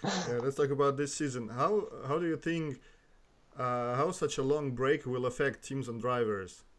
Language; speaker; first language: English; non-native, learner; Russian